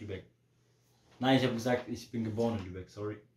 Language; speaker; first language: German; early bilingual, heritage; Polish